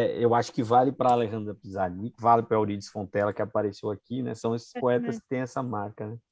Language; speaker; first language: Portuguese; native; Portuguese